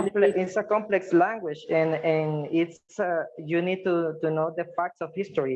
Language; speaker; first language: English; non-native, fluent; Spanish